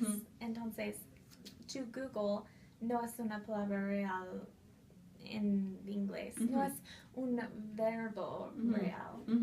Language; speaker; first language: Spanish; non-native, fluent; English